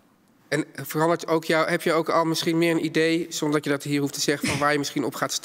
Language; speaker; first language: Dutch; native; Dutch